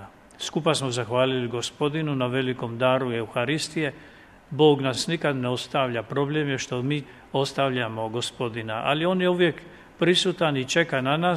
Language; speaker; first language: Croatian; native; Croatian